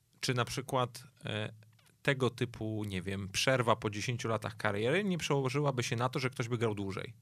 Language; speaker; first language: Polish; native; Polish